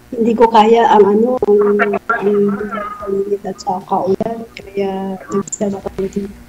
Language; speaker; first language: Filipino; native; Filipino